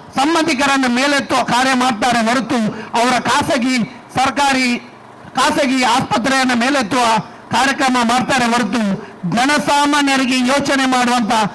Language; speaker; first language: Kannada; non-native, local second language; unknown